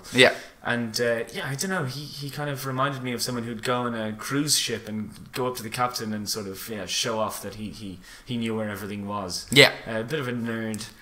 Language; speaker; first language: English; native; English